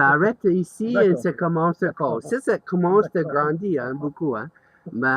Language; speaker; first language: French; non-native, learner; English